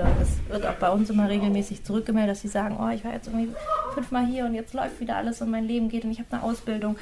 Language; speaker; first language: German; native; German